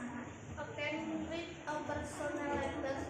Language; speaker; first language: English; non-native, learner; Indonesian